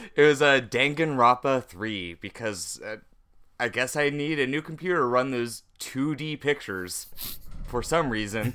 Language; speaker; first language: English; native; English